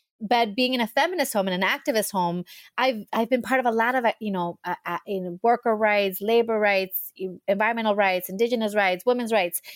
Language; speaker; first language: English; early bilingual, heritage; English